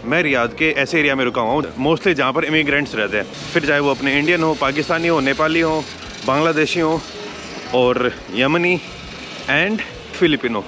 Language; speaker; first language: Hindi; native; Hindi